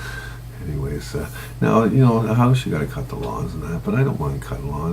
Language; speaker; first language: English; native; English